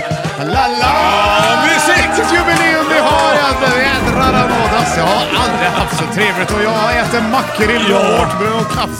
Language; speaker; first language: Swedish; native; Swedish